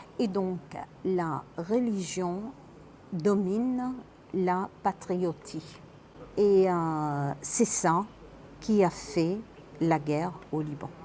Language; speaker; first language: French; non-native, local second language; Arabic